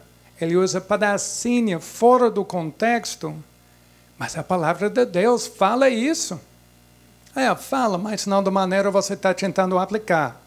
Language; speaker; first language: Portuguese; non-native, fluent; English